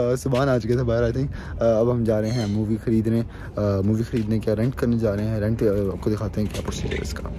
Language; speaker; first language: Urdu; native; Urdu